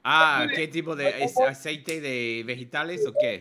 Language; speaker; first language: Spanish; non-native, learner; English